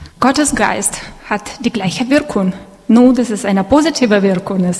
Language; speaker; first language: German; non-native, fluent; Russian